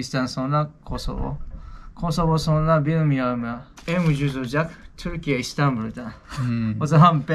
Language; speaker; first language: Turkish; non-native, learner; Japanese